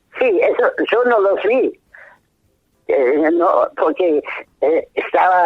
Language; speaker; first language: Spanish; non-native, fluent; German